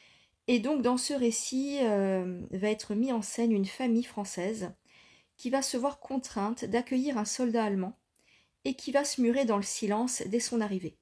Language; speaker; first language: French; native; French